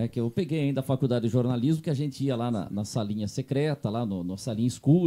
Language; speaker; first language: Portuguese; native; Portuguese